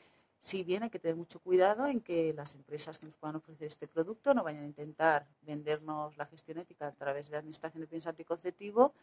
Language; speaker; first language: Spanish; native; Spanish